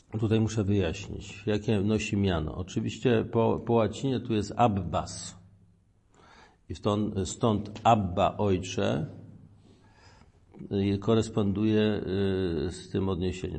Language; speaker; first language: Polish; native; Polish